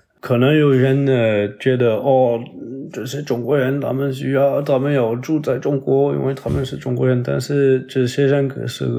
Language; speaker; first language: Chinese; non-native, fluent; French